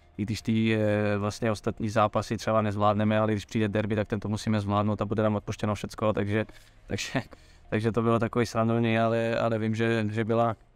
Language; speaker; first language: Czech; non-native, fluent; Serbian